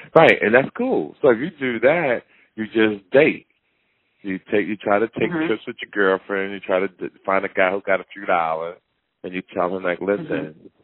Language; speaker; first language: English; native; English